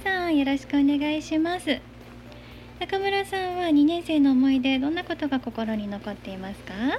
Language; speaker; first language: Japanese; native; Japanese